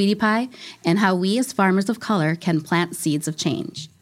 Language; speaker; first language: English; native; English